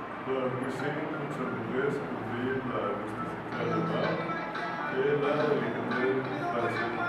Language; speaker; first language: French; non-native, learner; Spanish